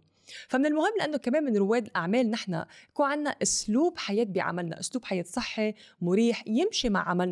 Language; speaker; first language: Arabic; native; Arabic